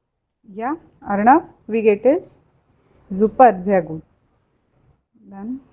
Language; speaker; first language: German; non-native, fluent; Hindi